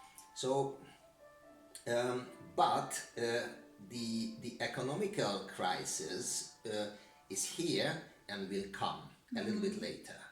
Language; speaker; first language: English; non-native, learner; Hungarian